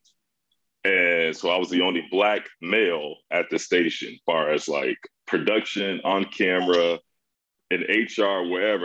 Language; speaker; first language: English; native; English